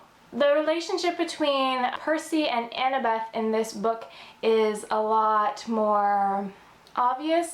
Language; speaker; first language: English; native; English